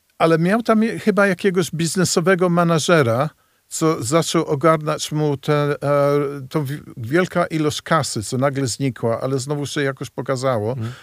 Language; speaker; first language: Polish; non-native, fluent; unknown